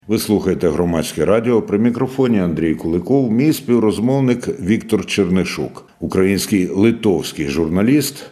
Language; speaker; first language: Ukrainian; native; Ukrainian